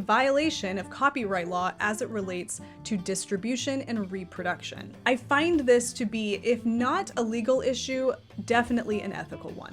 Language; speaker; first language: English; native; English